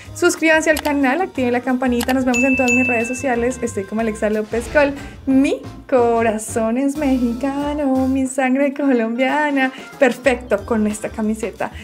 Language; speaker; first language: Spanish; native; Spanish